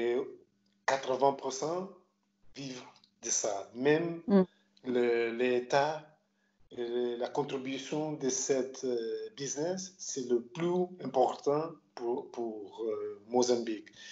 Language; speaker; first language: French; non-native, local second language; Portuguese